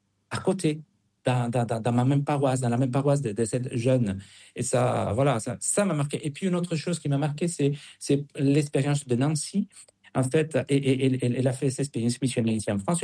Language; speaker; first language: French; non-native, fluent; Spanish